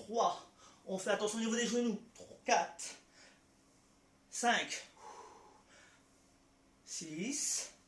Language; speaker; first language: French; native; French